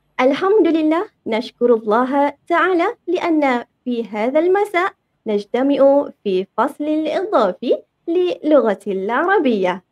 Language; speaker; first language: Arabic; non-native, local second language; Malay